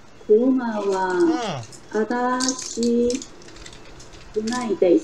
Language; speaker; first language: Japanese; non-native, learner; Chinese